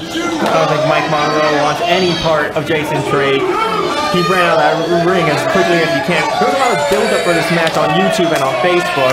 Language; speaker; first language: English; native; English